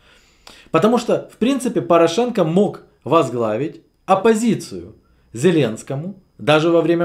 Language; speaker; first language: Russian; native; Russian